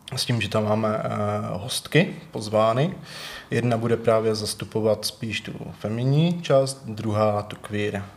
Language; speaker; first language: Czech; native; Czech